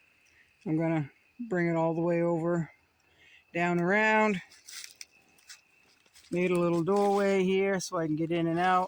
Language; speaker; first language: English; native; English